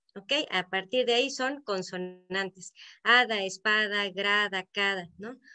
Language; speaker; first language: Spanish; native; Spanish